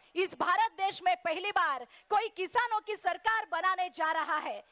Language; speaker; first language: Hindi; non-native, local second language; Marathi